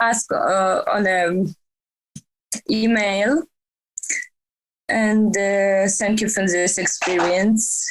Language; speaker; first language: English; non-native, learner; Ukrainian